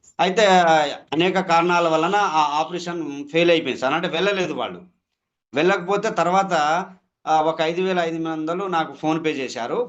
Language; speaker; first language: Telugu; non-native, local second language; Lambadi